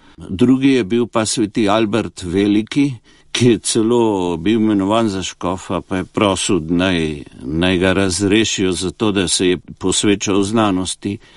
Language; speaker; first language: Slovenian; early bilingual, heritage; Slovenian